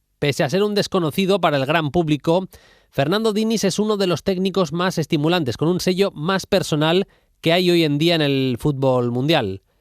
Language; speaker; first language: Spanish; native; Spanish